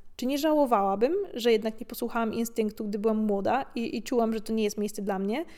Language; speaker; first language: Polish; native; Polish